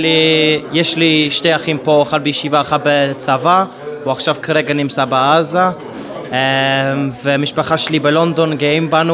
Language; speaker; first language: Hebrew; non-native, fluent; English